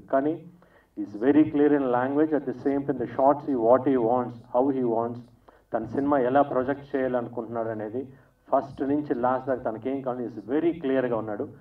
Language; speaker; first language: Telugu; native; Telugu